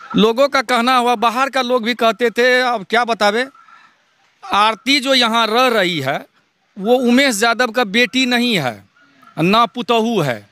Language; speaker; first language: Hindi; native; Hindi